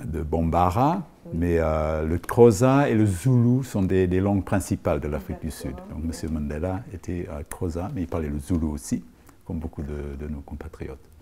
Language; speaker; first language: French; non-native, fluent; English